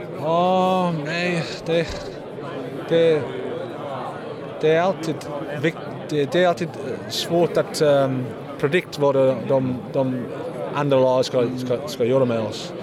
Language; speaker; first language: Swedish; non-native, learner; English